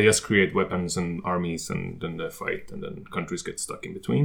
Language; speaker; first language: English; non-native, fluent; Swedish